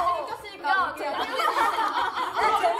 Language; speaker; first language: Korean; native; Korean